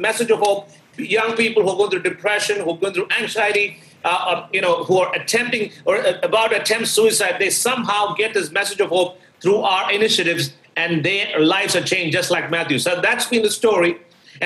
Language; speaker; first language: English; non-native, local second language; Malayalam